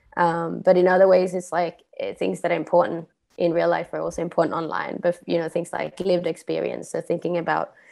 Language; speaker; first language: English; non-native, fluent; Swedish